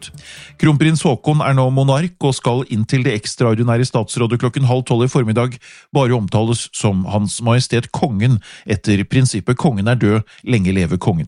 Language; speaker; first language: Norwegian; native; Norwegian